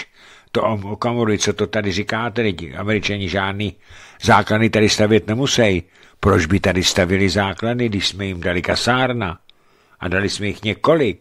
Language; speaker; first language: Czech; native; Czech